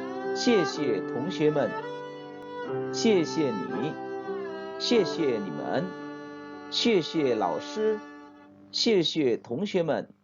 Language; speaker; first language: Chinese; non-native, fluent; Indonesian